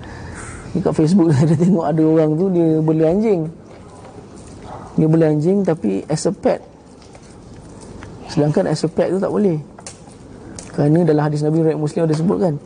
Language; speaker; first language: Malay; native; Malay